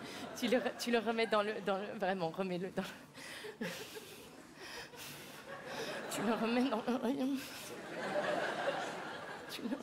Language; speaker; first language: French; native; French